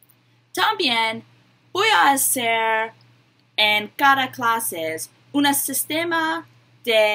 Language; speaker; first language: Spanish; non-native, learner; English